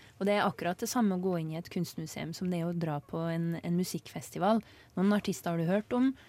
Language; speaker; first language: Norwegian; native; Norwegian